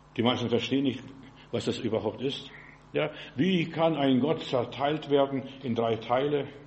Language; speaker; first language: German; non-native, fluent; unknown